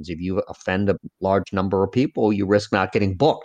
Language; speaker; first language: English; early bilingual, other home language; Lao